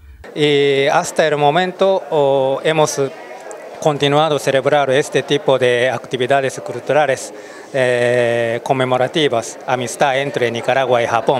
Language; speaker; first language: Spanish; non-native, learner; Japanese